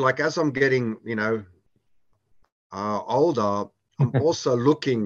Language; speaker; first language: English; native; English